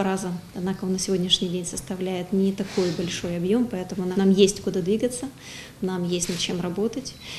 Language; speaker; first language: Russian; native; Russian